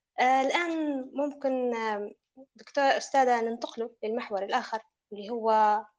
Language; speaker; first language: Arabic; native; Arabic